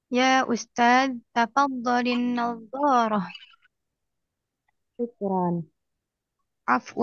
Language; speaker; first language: Arabic; non-native, learner; Indonesian